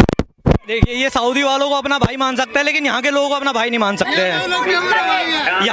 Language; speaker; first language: Hindi; native; Hindi